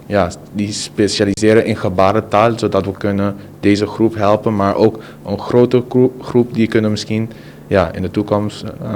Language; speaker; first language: Dutch; non-native, local second language; Papiamento